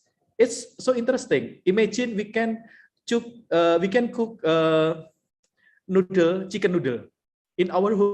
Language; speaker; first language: English; non-native, learner; Indonesian